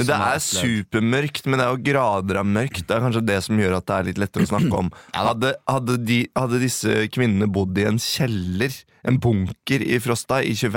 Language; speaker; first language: Norwegian; native; Norwegian